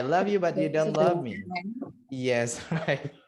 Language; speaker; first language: English; non-native, learner; Indonesian